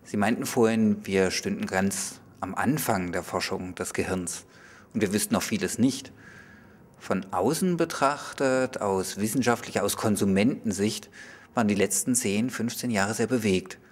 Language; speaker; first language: German; native; German